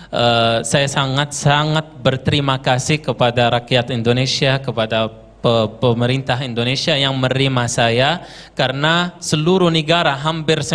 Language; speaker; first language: Indonesian; non-native, fluent; Arabic